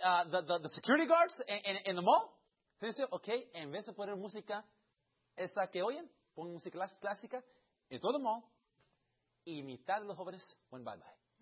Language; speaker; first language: Spanish; early bilingual, heritage; Spanish